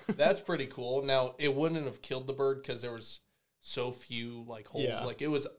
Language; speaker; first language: English; native; English